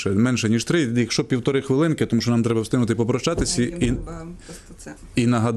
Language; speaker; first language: Ukrainian; native; Ukrainian